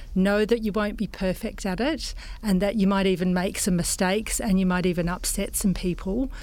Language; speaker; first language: English; native; English